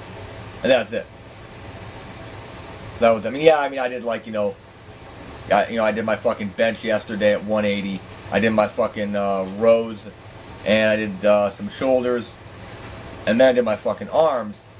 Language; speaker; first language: English; native; English